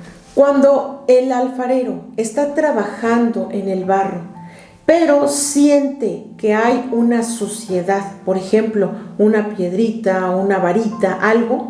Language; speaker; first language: Spanish; native; Spanish